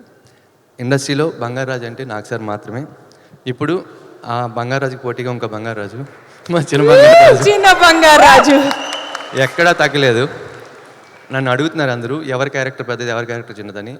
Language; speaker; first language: Telugu; native; Telugu